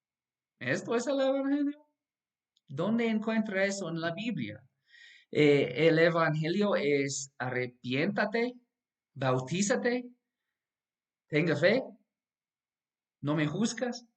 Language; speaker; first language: Spanish; non-native, fluent; English